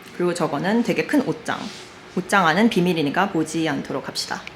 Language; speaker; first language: Korean; native; Korean